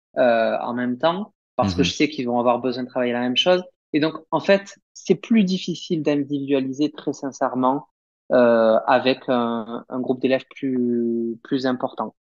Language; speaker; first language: French; native; French